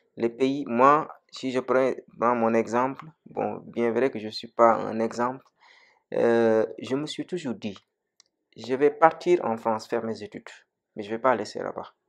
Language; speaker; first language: French; non-native, local second language; Wolof